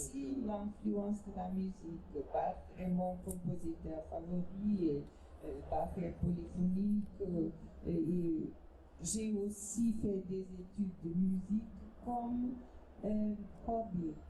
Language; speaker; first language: French; non-native, fluent; Portuguese